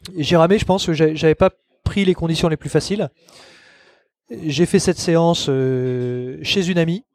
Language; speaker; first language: French; native; French